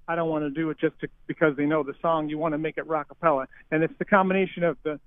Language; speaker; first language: English; native; English